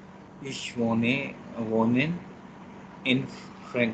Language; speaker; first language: German; non-native, learner; Hindi